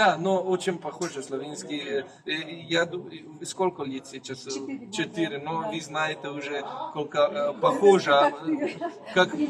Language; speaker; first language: Russian; non-native, learner; Slovenian